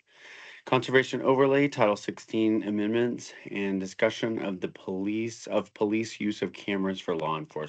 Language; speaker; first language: English; native; English